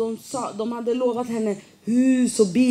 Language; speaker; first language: Swedish; non-native, fluent; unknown